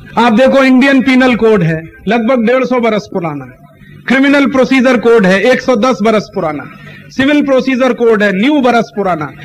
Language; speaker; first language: Hindi; native; Hindi